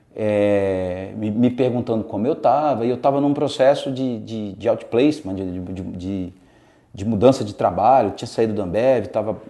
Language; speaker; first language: Portuguese; native; Portuguese